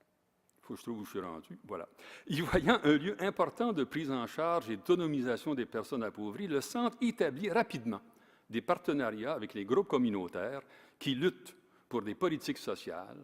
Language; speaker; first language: French; native; French